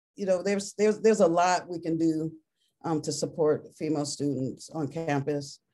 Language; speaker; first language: English; native; English